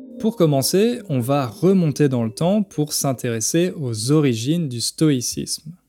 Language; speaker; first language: French; native; French